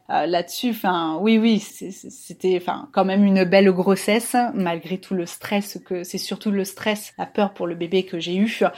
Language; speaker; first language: French; native; French